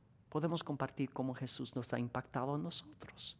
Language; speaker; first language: Spanish; non-native, fluent; English